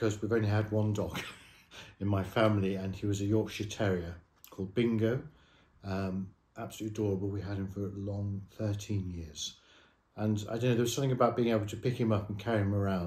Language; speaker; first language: English; native; English